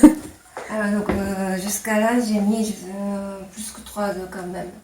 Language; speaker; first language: French; non-native, fluent; Japanese